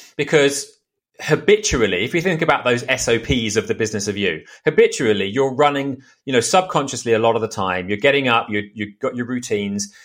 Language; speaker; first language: English; native; English